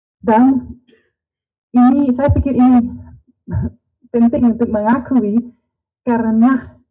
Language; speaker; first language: Indonesian; non-native, learner; Dutch